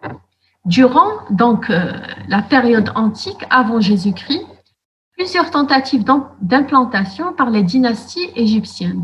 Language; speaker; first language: French; non-native, local second language; Arabic